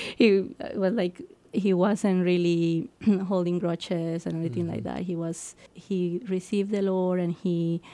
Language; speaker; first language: English; non-native, fluent; Spanish